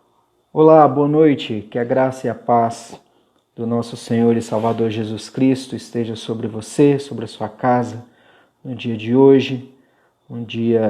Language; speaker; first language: Portuguese; native; Portuguese